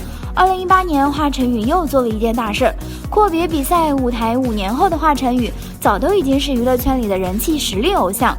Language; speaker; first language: Chinese; native; Chinese